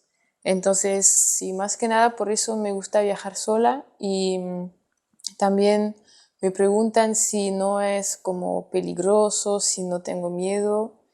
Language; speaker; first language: Spanish; non-native, fluent; French